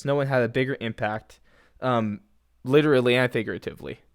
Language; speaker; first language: English; native; English